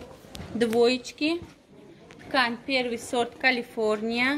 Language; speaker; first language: Russian; non-native, local second language; Tajik